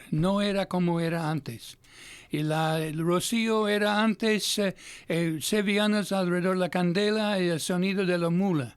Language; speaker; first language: Spanish; non-native, fluent; English